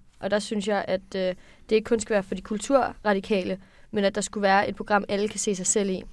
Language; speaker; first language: Danish; native; Danish